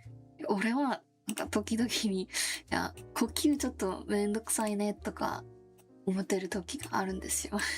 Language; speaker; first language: Japanese; non-native, learner; Korean